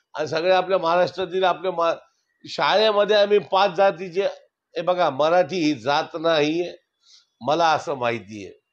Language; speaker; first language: Marathi; non-native, local second language; Urdu